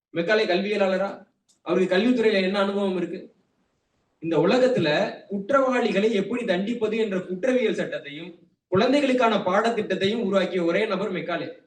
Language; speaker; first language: Tamil; native; Tamil